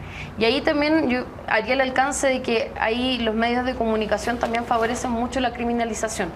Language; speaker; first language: Spanish; native; Spanish